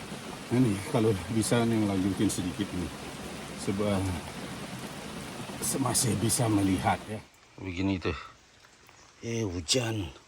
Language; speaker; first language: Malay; non-native, local second language; Balinese